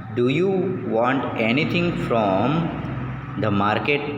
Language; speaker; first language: English; non-native, local second language; Gujarati